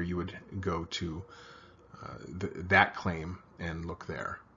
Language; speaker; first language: English; native; English